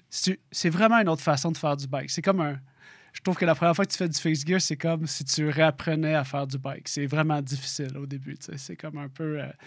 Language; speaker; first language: French; native; French